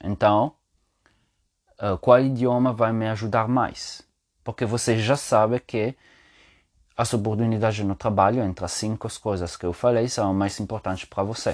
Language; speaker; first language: Portuguese; non-native, learner; Spanish